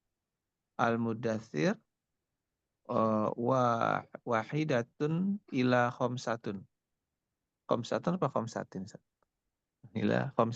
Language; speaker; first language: Arabic; non-native, learner; Indonesian